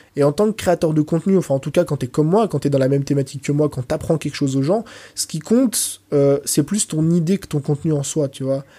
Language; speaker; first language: French; early bilingual, other home language; Portuguese